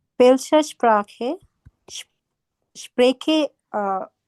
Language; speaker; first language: German; non-native, learner; Bangla